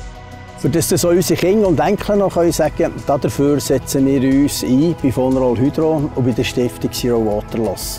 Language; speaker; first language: German; native; German